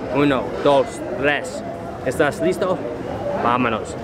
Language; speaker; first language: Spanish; non-native, learner; English